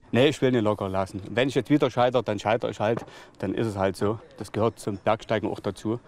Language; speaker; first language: German; native; German